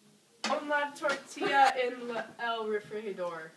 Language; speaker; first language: Spanish; non-native, learner; English